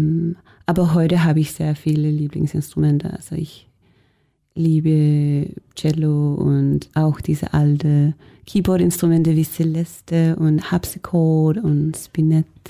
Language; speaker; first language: German; non-native, fluent; Danish